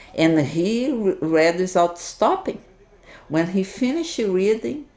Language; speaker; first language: English; non-native, learner; Portuguese